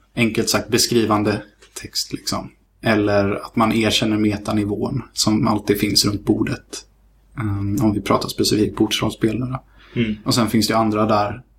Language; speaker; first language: Swedish; native; Swedish